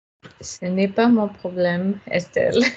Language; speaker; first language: French; non-native, learner; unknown